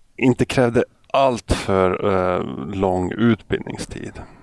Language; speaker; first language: Swedish; native; Swedish